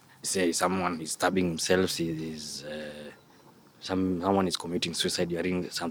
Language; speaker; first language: English; non-native, local second language; Swahili